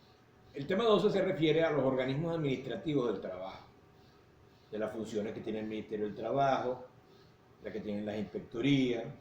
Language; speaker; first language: Spanish; native; Spanish